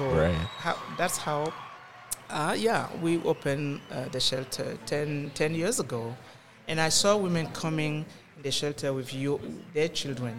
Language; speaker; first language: English; non-native, local second language; French